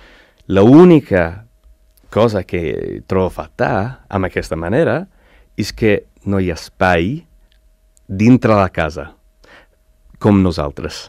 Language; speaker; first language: Catalan; non-native, learner; English